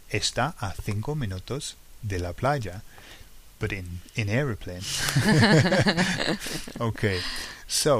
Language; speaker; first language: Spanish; non-native, fluent; English